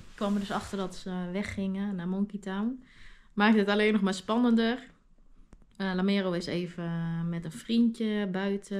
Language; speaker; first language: Dutch; native; Dutch